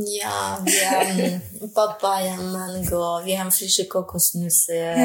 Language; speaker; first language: German; non-native, fluent; Russian